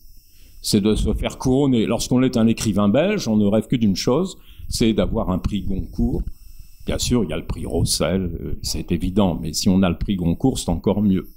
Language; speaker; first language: French; native; French